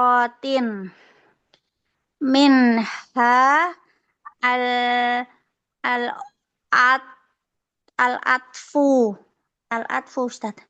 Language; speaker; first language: Arabic; non-native, learner; Indonesian